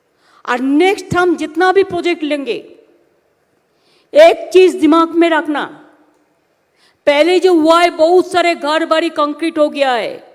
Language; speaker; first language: Hindi; non-native, local second language; Bangla